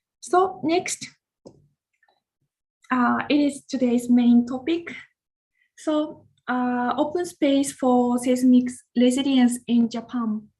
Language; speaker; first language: English; non-native, learner; Japanese